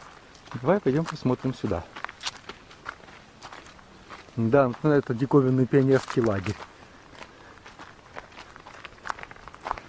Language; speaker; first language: Russian; native; Russian